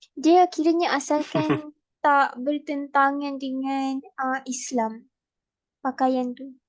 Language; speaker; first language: Malay; native; Malay